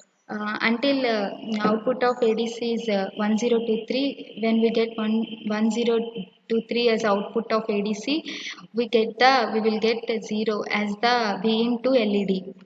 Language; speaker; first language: English; non-native, local second language; Telugu